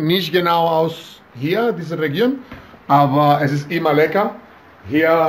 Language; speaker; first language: German; non-native, learner; Spanish